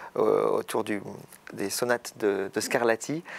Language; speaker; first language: French; native; French